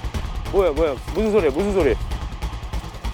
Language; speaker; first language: Korean; native; Korean